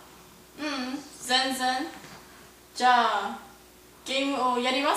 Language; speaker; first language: Japanese; non-native, learner; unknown